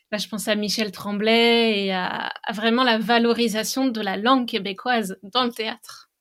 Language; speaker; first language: French; native; French